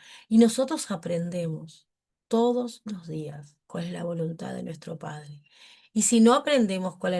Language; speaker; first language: Spanish; native; Spanish